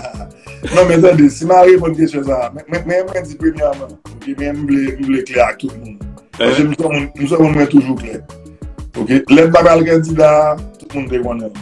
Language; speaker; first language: French; non-native, local second language; Haitian Creole